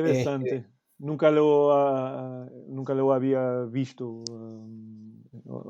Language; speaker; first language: Spanish; non-native, fluent; Portuguese